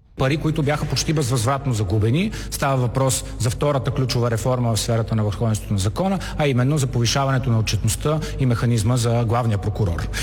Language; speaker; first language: Bulgarian; native; Bulgarian